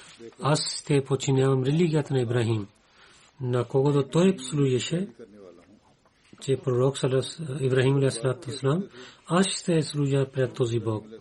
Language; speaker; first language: Bulgarian; non-native, learner; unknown